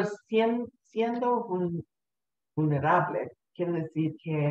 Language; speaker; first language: Spanish; early bilingual, heritage; Spanish